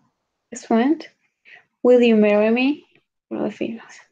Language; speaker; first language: English; non-native, fluent; Spanish